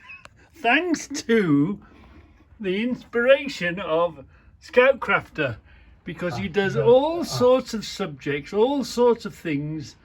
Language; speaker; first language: English; native; English